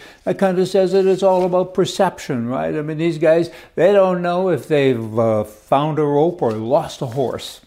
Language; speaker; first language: English; native; English